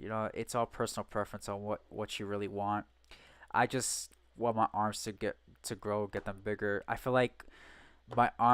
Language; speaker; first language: English; native; English